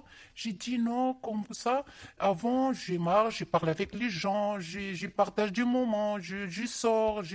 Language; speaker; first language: French; non-native, learner; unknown